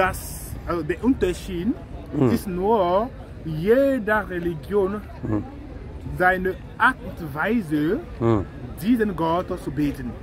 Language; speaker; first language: German; non-native, fluent; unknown